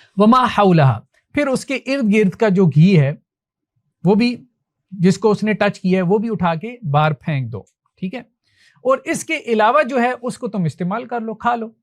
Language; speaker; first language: Urdu; non-native, local second language; Punjabi